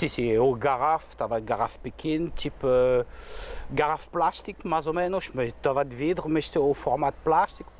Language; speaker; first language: Portuguese; non-native, fluent; French